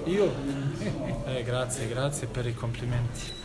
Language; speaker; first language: Italian; non-native, fluent; Bosnian